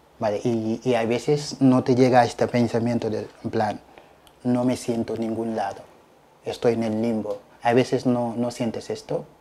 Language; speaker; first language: Spanish; non-native, fluent; Wolof